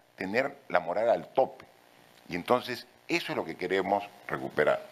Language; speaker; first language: Spanish; native; Spanish